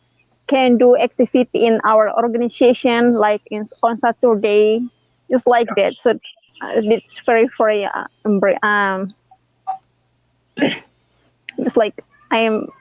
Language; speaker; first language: English; non-native, learner; Indonesian